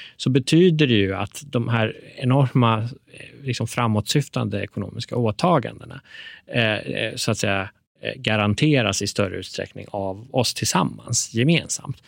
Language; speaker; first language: Swedish; early bilingual, other home language; Persian